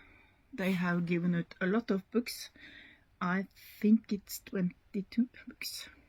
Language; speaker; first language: English; non-native, learner; Norwegian